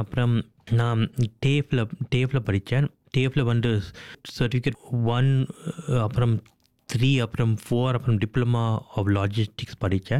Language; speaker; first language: Tamil; early bilingual, heritage; Tamil